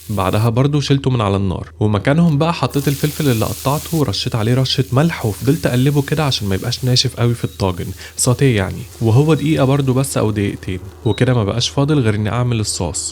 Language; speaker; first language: Arabic; native; Arabic